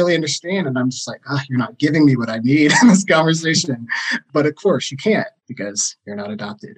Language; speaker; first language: English; native; English